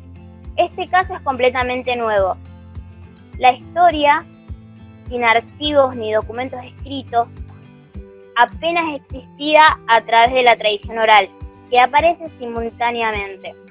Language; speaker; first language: Spanish; native; Spanish